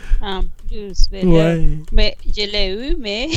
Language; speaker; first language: French; non-native, fluent; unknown